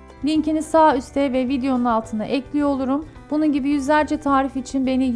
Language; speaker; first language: Turkish; native; Turkish